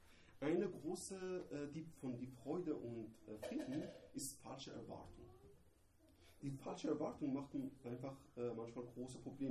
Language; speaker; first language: German; non-native, learner; Persian